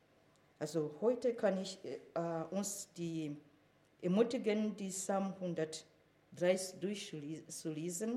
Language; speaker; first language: German; non-native, fluent; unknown